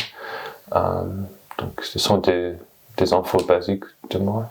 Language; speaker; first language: French; non-native, learner; English